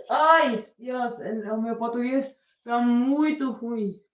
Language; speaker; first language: Portuguese; non-native, learner; Spanish